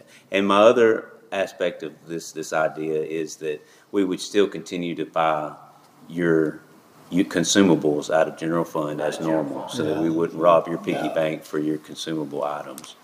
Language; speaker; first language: English; native; English